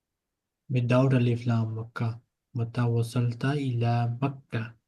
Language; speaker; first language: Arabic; non-native, fluent; Urdu